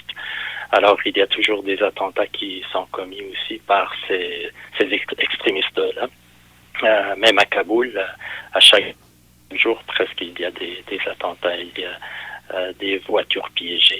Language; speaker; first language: French; non-native, fluent; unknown